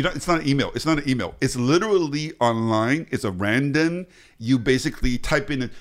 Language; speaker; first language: English; early bilingual, other home language; Chinese